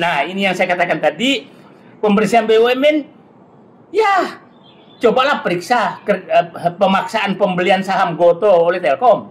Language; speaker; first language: Indonesian; native; Indonesian